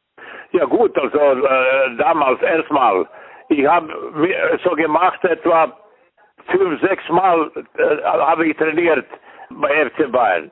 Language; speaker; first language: German; non-native, fluent; Serbian